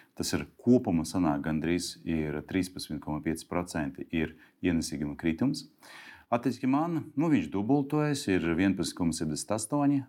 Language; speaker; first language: Latvian; non-native, local second language; Russian